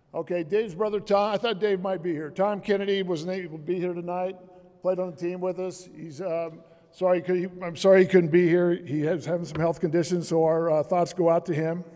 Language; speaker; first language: English; native; English